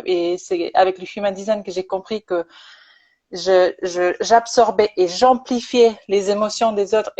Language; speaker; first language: French; non-native, fluent; Polish